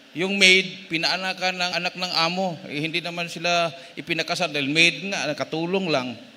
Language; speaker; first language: Filipino; non-native, local second language; Cebuano